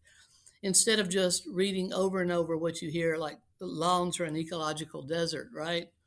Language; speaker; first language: English; native; English